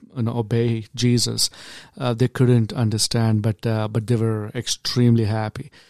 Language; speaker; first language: English; non-native, local second language; Kannada